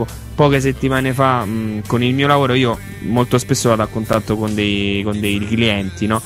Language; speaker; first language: Italian; native; Italian